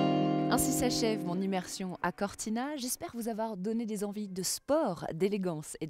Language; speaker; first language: French; native; French